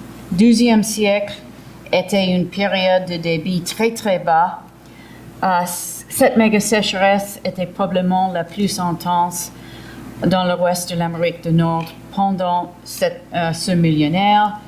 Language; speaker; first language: French; early bilingual, heritage; English